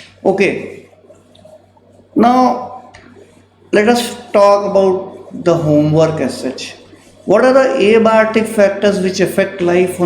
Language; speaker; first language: English; non-native, local second language; Hindi